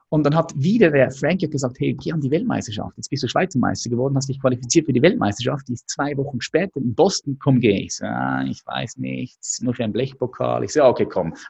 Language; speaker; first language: German; native; German